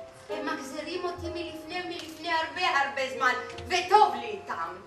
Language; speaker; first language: Hebrew; non-native, fluent; Greek